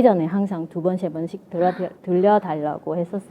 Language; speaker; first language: Korean; non-native, fluent; Vietnamese